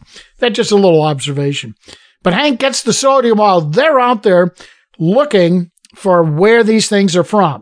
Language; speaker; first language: English; native; English